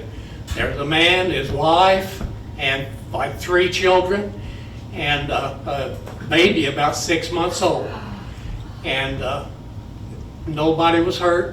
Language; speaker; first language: English; native; English